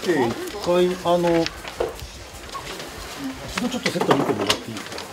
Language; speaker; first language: Japanese; native; Japanese